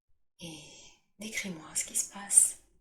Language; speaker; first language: French; native; French